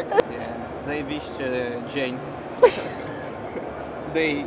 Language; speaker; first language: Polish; non-native, learner; Russian